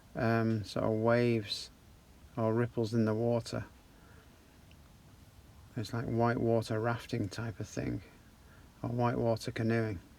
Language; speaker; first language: English; native; English